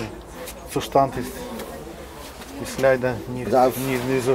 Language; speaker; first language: German; non-native, learner; Russian